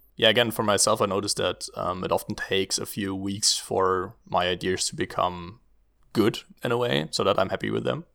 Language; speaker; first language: English; non-native, fluent; German